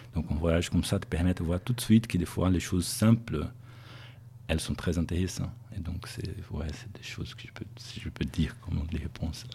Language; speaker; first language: French; non-native, fluent; Portuguese